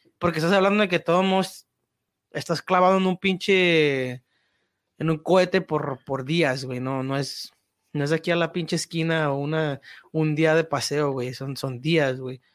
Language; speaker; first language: Spanish; early bilingual, heritage; Spanish